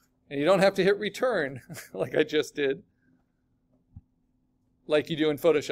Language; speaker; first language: English; native; English